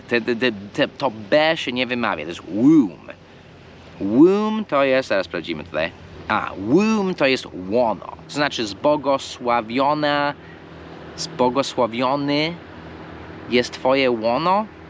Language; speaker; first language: Polish; non-native, fluent; English